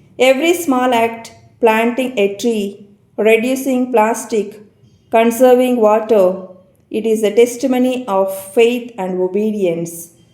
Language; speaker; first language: English; non-native, local second language; Telugu